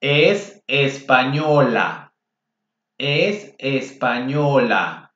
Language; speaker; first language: Spanish; non-native, fluent; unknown